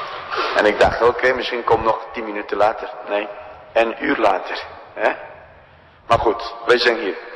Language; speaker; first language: Dutch; non-native, fluent; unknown